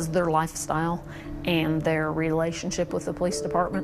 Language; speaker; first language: English; native; English